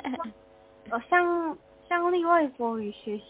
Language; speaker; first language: Chinese; non-native, learner; Korean